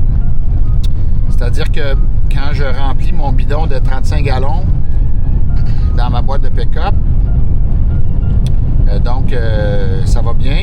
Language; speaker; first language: French; native; French